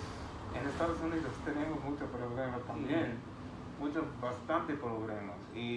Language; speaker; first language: Spanish; non-native, fluent; English